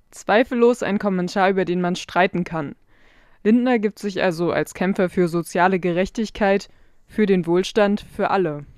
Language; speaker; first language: German; native; German